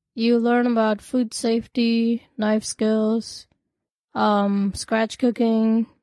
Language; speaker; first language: English; non-native, local second language; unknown